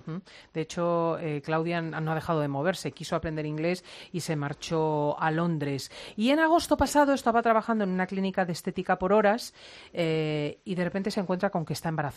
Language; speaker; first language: Spanish; native; Spanish